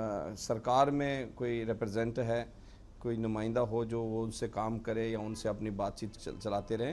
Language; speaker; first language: Hindi; non-native, fluent; Punjabi